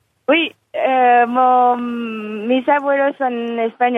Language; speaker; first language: Spanish; non-native, learner; French